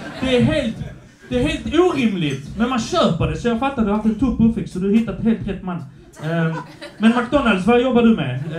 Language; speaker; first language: Swedish; early bilingual, other home language; Polish